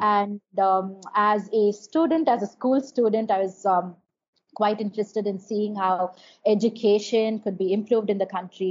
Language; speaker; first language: English; non-native, local second language; Tamil